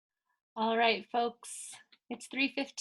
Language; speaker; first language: English; native; English